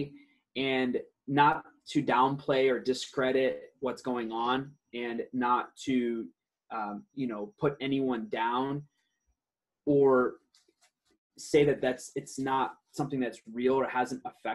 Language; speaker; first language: English; early bilingual, other home language; Aramaic